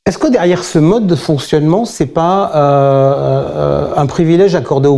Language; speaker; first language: French; native; French